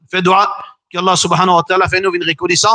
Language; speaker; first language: French; non-native, local second language; Morisyen